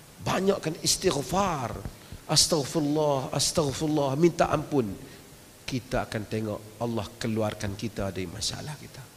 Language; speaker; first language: Malay; native; Malay